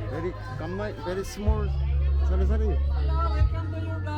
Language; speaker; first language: English; non-native, learner; Korean